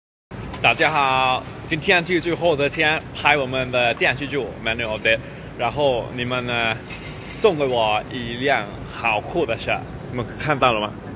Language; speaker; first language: Chinese; non-native, learner; Thai